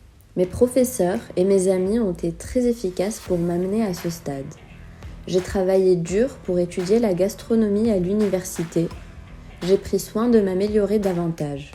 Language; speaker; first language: French; non-native, fluent; Azerbaijani